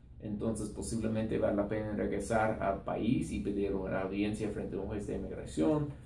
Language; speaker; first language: Spanish; non-native, fluent; English